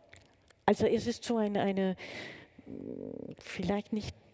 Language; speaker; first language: German; non-native, fluent; Danish